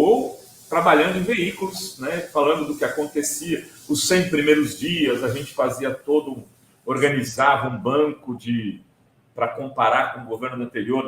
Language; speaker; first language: Portuguese; native; Portuguese